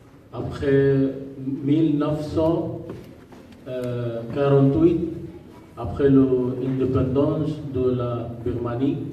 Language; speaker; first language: French; non-native, learner; Rohingya